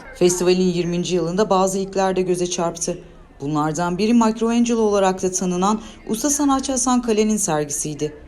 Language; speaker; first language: Turkish; native; Turkish